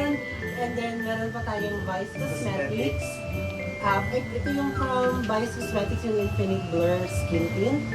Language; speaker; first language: Filipino; native; Filipino